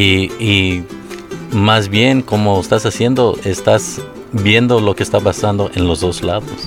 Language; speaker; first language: Spanish; early bilingual, heritage; Spanish